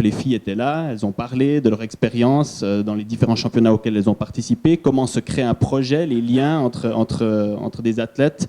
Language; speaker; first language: French; native; French